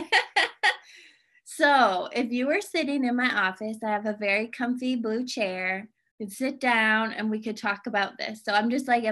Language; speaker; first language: English; native; English